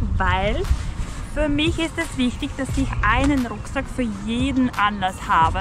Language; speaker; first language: German; non-native, fluent; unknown